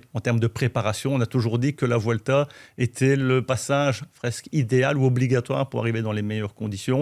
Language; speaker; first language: French; native; French